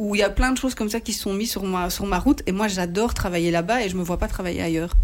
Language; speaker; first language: French; native; French